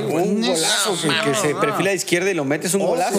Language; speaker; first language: Spanish; native; Spanish